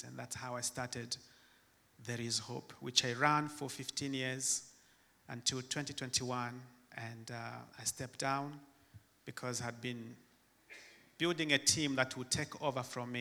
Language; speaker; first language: English; non-native, fluent; Rundi